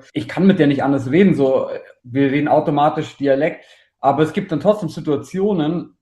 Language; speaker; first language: German; native; German